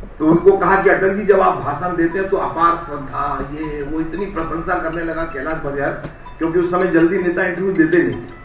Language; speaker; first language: Hindi; native; Hindi